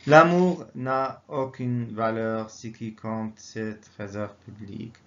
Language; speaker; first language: French; non-native, local second language; Arabic